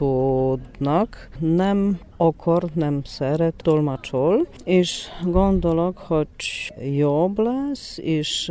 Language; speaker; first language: Hungarian; non-native, learner; Polish